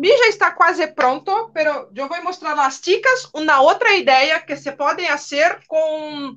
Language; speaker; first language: Spanish; non-native, fluent; Portuguese